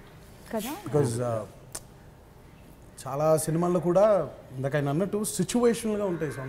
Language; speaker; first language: Telugu; native; Telugu